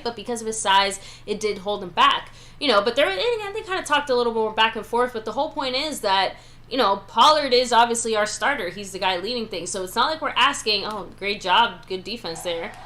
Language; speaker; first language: English; native; English